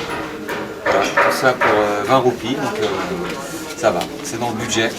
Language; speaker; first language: French; native; French